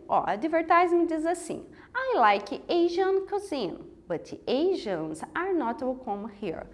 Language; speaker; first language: English; non-native, fluent; Portuguese